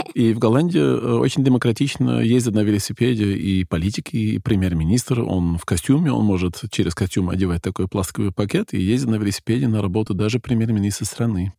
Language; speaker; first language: Russian; non-native, fluent; Dutch